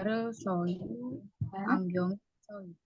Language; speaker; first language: Korean; non-native, learner; Indonesian